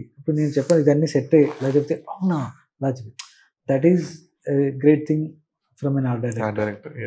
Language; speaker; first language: Telugu; non-native, learner; Malayalam